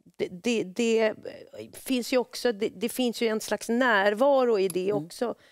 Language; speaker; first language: Swedish; native; Swedish